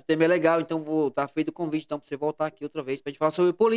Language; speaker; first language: Portuguese; native; Portuguese